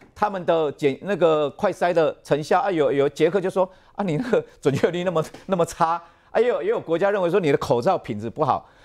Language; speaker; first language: Chinese; native; Chinese